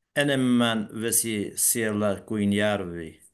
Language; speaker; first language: Finnish; non-native, learner; Persian